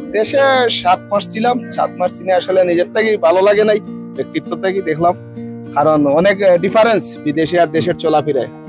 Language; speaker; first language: Bangla; native; Bangla